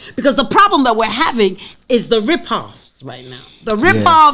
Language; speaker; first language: English; native; English